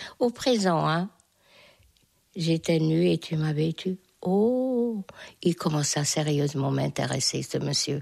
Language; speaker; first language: French; non-native, fluent; Hungarian